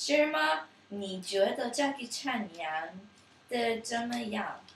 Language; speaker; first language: Chinese; non-native, learner; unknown